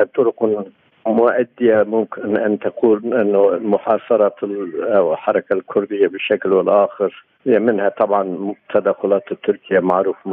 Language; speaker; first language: Arabic; non-native, fluent; Turkish